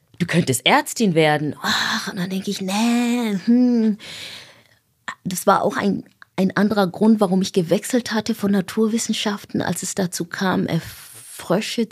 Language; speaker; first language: German; non-native, fluent; Swahili